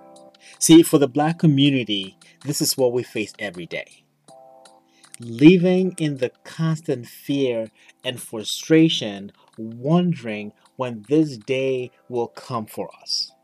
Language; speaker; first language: English; non-native, local second language; Ewe